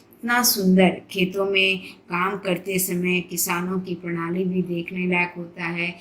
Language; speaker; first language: Hindi; non-native, local second language; Telugu